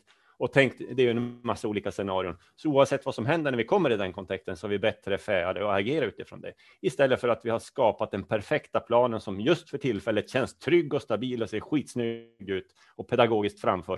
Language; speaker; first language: Swedish; native; Swedish